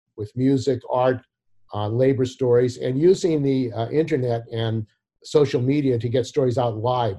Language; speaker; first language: English; native; English